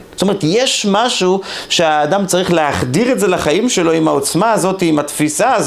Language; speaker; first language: Hebrew; native; Hebrew